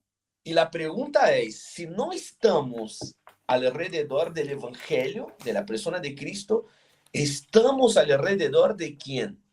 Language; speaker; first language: Spanish; non-native, fluent; Portuguese